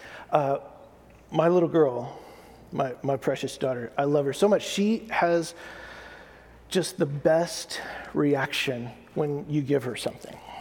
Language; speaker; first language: English; native; English